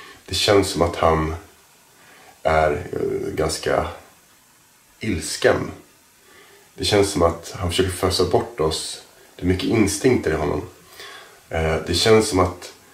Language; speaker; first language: Swedish; native; Swedish